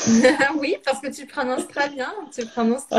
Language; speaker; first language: French; non-native, fluent; Portuguese